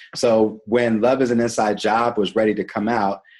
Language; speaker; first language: English; native; English